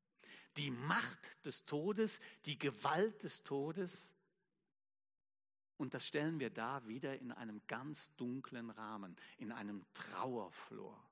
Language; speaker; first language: German; native; German